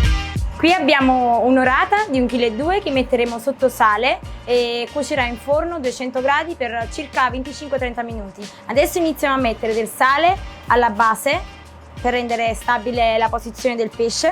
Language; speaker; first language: Italian; native; Italian